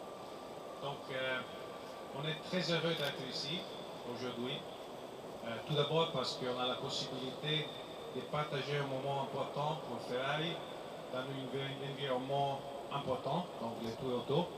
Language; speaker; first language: French; non-native, fluent; Italian